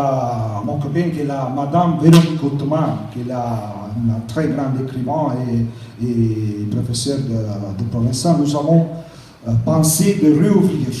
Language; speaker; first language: French; non-native, learner; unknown